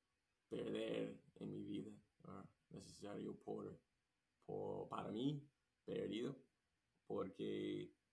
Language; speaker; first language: Spanish; non-native, learner; English